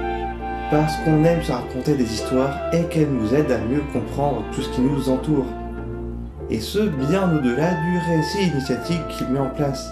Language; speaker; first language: French; native; French